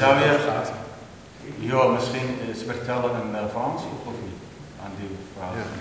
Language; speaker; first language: Dutch; non-native, learner; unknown